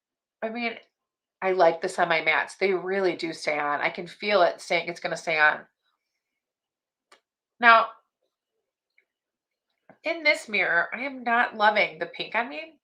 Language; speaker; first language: English; native; English